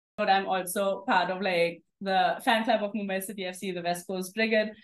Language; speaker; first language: English; non-native, fluent; German